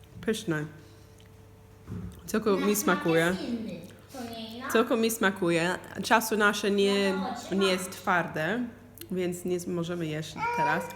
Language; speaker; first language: Polish; non-native, learner; English